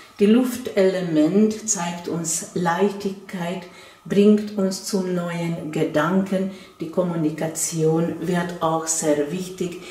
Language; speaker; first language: German; non-native, fluent; Hungarian